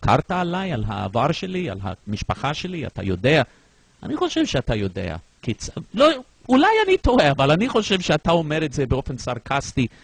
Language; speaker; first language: Hebrew; non-native, fluent; English